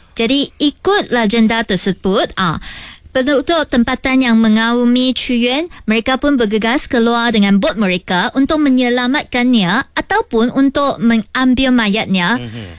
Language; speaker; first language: Malay; non-native, local second language; Chinese